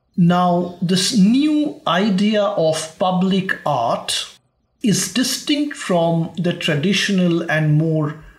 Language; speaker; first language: English; non-native, local second language; Bangla